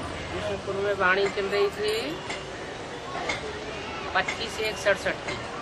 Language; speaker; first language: Hindi; native; Hindi